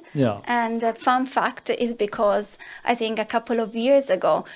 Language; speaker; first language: English; non-native, fluent; Italian